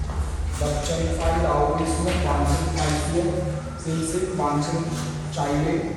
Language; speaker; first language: Vietnamese; non-native, learner; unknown